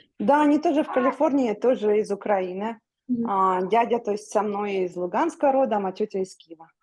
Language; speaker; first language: Russian; native; Russian